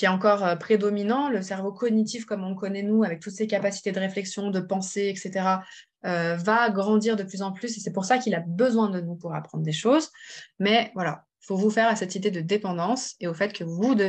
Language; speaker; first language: French; native; French